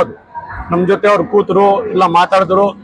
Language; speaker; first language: Kannada; non-native, local second language; Urdu